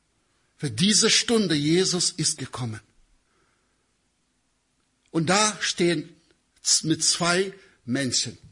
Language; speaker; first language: German; non-native, learner; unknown